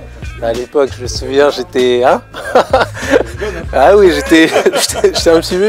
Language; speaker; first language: French; native; French